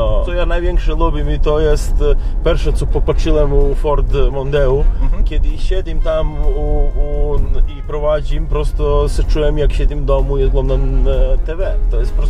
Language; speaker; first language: Polish; non-native, learner; Serbian